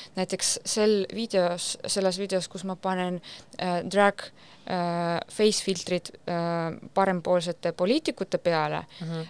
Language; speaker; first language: Estonian; non-native, local second language; Russian